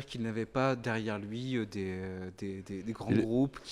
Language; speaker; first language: French; native; French